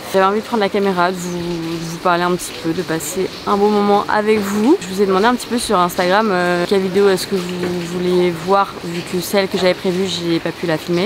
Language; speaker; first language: French; native; French